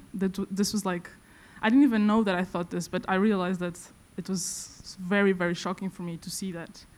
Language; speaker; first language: English; non-native, fluent; Portuguese